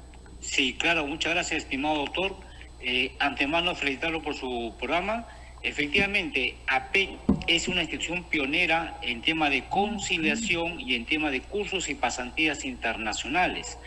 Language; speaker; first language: Spanish; native; Spanish